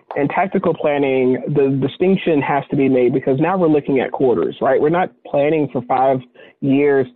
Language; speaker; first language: English; native; English